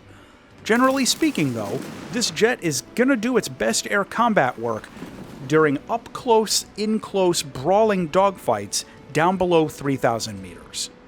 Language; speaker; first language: English; native; English